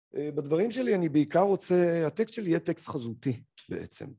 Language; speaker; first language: Hebrew; early bilingual, other home language; Arabic